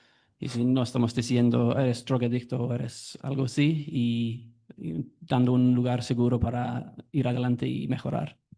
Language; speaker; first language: Spanish; non-native, fluent; English